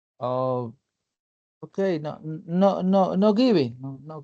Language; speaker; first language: English; non-native, learner; Spanish